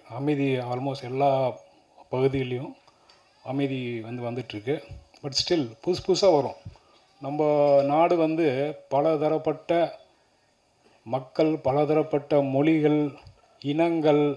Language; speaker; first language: Tamil; native; Tamil